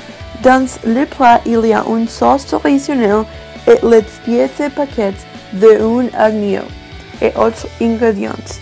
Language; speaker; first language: French; non-native, learner; English